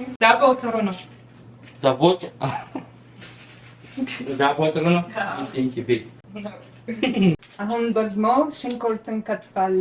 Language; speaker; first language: Amharic; non-native, learner; Arabic